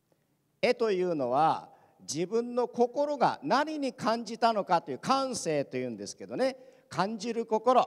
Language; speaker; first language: Japanese; native; Japanese